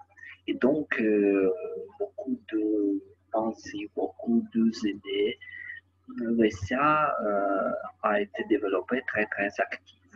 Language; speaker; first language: French; non-native, learner; Ukrainian